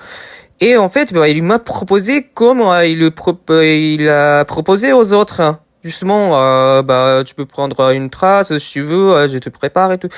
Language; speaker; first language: French; non-native, fluent; Japanese